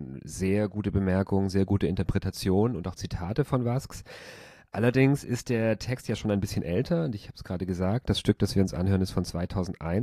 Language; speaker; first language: German; native; German